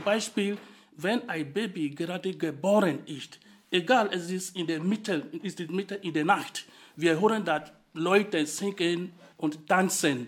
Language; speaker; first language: German; non-native, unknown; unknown